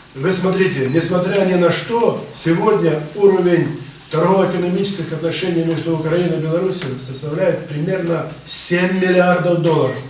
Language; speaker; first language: Russian; non-native, local second language; Ukrainian